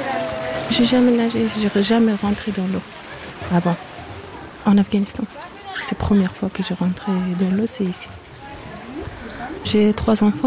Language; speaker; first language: French; non-native, learner; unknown